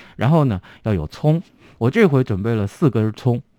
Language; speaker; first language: Chinese; non-native, local second language; Min Nan Chinese